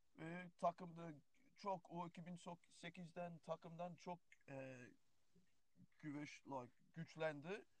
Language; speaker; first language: Turkish; early bilingual, heritage; Turkish